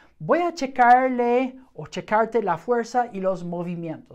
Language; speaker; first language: Spanish; non-native, fluent; English